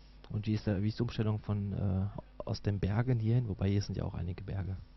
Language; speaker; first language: German; native; German